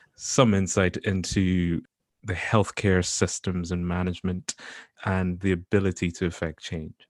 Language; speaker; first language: English; non-native, local second language; Yoruba